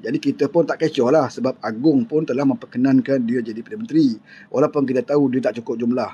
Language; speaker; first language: Malay; native; Malay